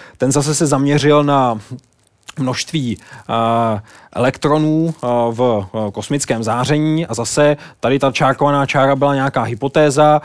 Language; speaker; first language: Czech; native; Czech